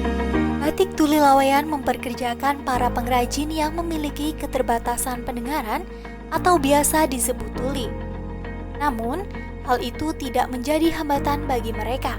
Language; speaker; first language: Indonesian; native; Indonesian